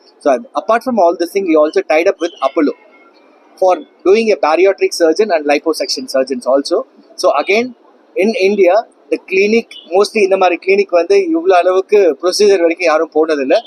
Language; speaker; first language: English; non-native, local second language; Tamil